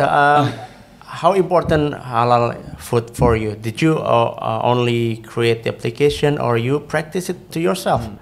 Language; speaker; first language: English; non-native, fluent; Indonesian